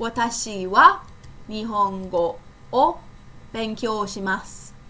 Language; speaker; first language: Japanese; non-native, fluent; English